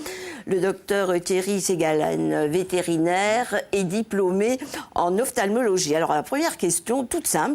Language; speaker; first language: French; native; French